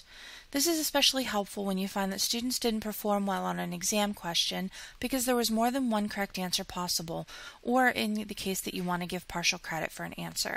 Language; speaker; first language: English; native; English